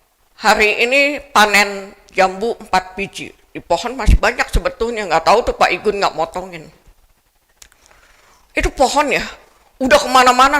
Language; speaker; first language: Indonesian; native; Indonesian